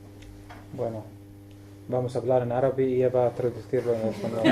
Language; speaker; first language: Spanish; non-native, learner; Arabic